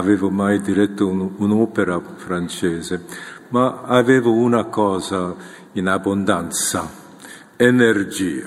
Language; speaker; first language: Italian; non-native, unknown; Korean